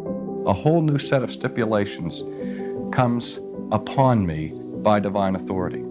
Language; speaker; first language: English; native; English